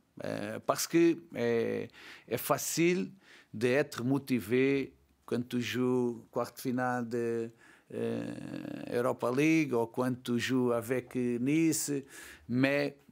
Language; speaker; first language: French; non-native, learner; Portuguese